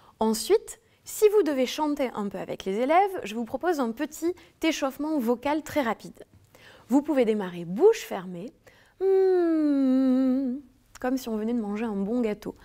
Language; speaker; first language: French; native; French